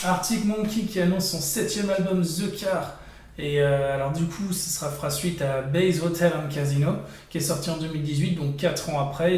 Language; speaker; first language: French; native; French